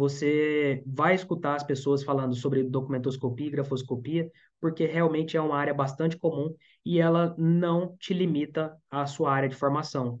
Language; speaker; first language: Portuguese; native; Portuguese